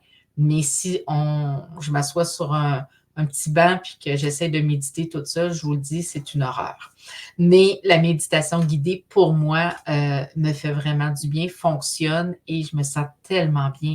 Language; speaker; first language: French; native; French